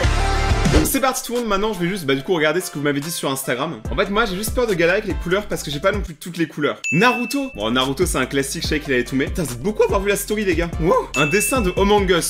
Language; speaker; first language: French; native; French